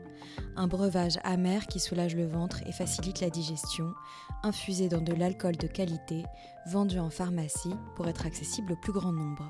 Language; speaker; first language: French; native; French